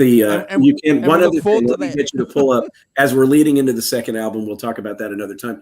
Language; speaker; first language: English; native; English